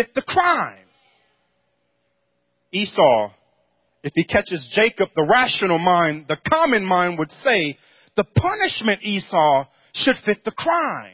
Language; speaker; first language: English; native; English